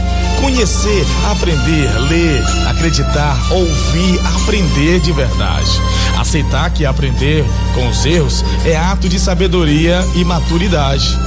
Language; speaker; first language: Portuguese; native; Portuguese